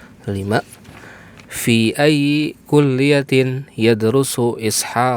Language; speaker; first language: Arabic; non-native, learner; Indonesian